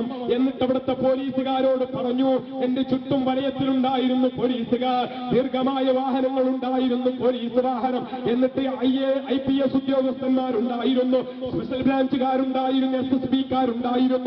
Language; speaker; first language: Malayalam; native; Malayalam